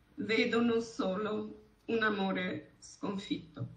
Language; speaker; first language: Italian; non-native, fluent; Albanian